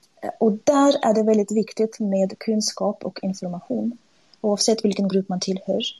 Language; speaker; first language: Swedish; non-native, fluent; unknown